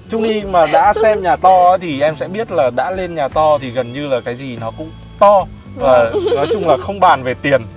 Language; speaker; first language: Vietnamese; native; Vietnamese